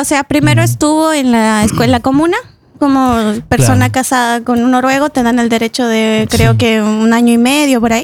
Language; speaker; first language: Spanish; native; Spanish